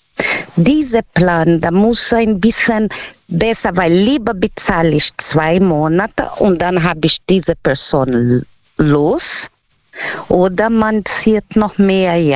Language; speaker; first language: German; non-native, learner; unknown